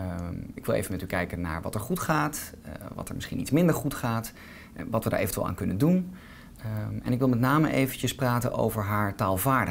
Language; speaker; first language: Dutch; native; Dutch